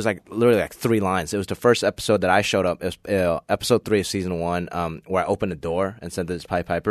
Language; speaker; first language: English; early bilingual, other home language; Cantonese